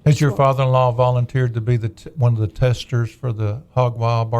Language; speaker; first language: English; native; English